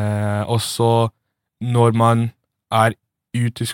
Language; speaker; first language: Norwegian; early bilingual, other home language; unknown